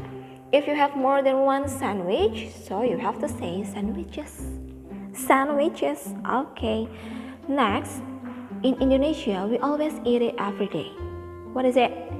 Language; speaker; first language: English; non-native, fluent; Indonesian